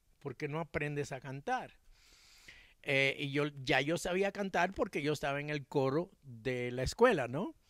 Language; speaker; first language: Spanish; early bilingual, heritage; Spanish